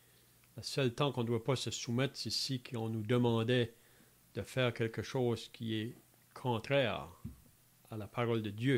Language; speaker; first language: French; native; French